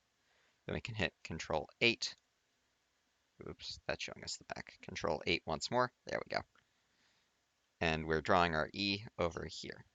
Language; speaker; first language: English; native; English